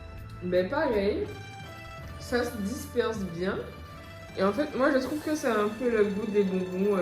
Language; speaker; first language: French; native; French